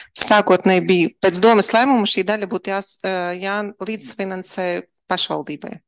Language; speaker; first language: Latvian; non-native, local second language; Russian